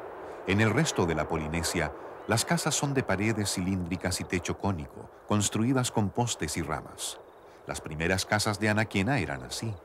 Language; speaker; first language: Spanish; native; Spanish